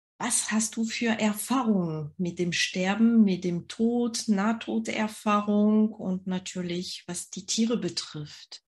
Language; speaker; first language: German; non-native, fluent; French